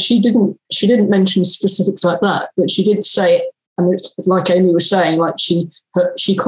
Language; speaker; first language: English; native; English